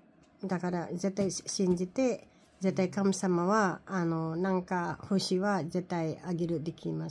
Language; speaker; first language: Japanese; non-native, learner; Filipino